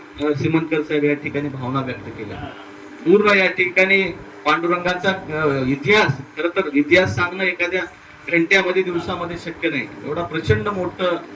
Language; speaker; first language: Marathi; native; Marathi